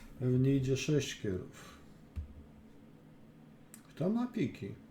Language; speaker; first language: Polish; native; Polish